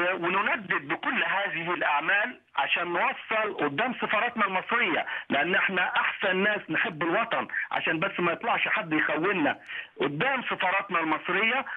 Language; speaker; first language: Arabic; native; Arabic